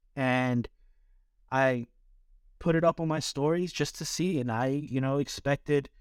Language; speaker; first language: English; native; English